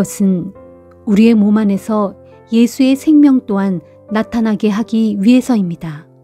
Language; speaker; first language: Korean; native; Korean